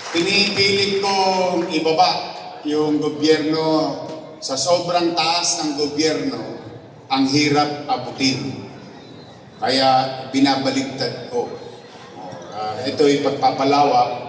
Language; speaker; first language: Filipino; native; Filipino